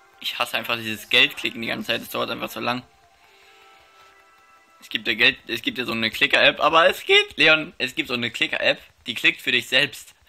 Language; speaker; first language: German; native; German